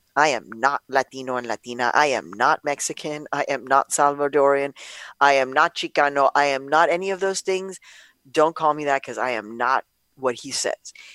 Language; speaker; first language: English; early bilingual, other home language; Spanish